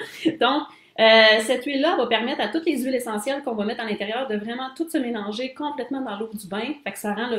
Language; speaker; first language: French; native; French